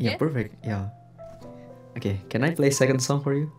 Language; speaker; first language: English; non-native, learner; Indonesian